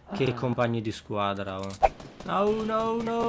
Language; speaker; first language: Italian; native; Italian